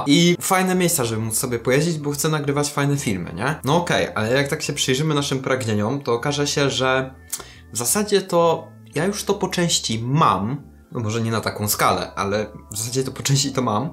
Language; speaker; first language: Polish; native; Polish